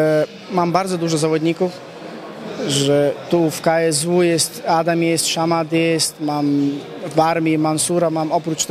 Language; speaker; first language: Polish; non-native, fluent; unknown